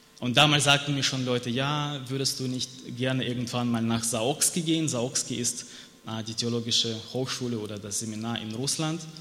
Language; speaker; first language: German; non-native, fluent; Russian